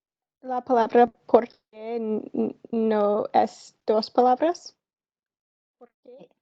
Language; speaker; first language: Spanish; non-native, learner; English